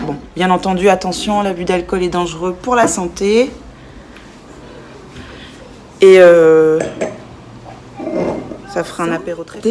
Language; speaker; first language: French; native; French